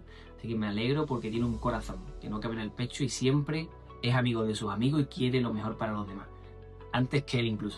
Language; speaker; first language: Spanish; native; Spanish